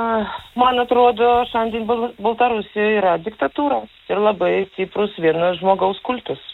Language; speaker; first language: Lithuanian; non-native, learner; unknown